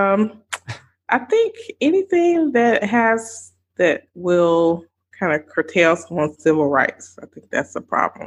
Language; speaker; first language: English; native; English